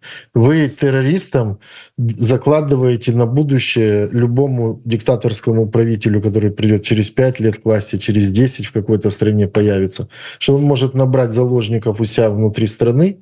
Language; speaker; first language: Russian; native; Russian